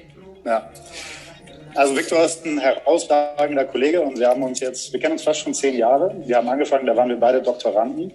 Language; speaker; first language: German; native; German